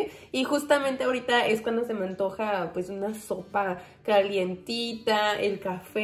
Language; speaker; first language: Spanish; native; Spanish